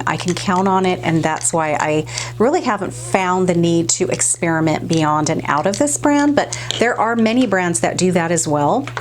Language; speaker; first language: English; native; English